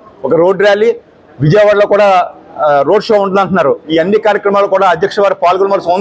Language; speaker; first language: Telugu; native; Telugu